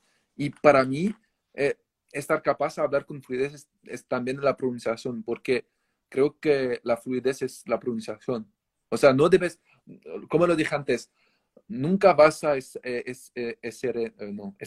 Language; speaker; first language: Spanish; non-native, fluent; French